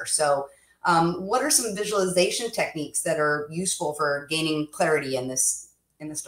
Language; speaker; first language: English; native; English